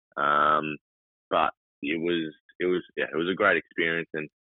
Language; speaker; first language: English; native; English